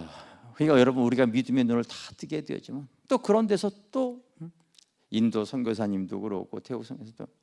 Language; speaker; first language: Korean; native; Korean